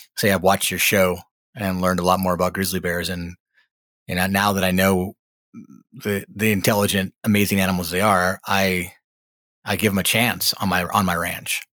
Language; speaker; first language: English; native; English